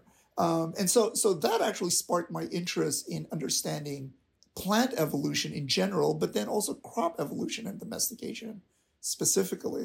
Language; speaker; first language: English; non-native, local second language; Filipino